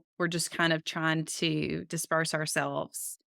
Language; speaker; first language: English; native; English